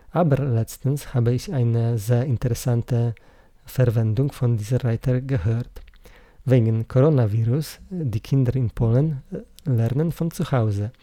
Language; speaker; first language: German; non-native, learner; Polish